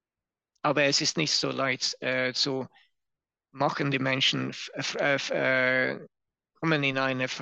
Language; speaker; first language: German; non-native, learner; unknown